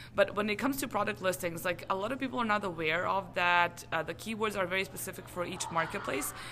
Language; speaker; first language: English; non-native, fluent; Serbian